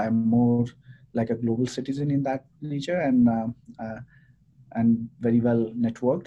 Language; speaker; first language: English; non-native, local second language; Hindi